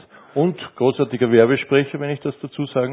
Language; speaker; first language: German; native; German